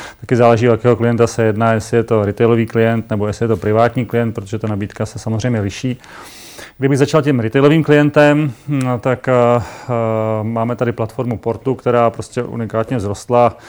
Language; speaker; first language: Czech; native; Czech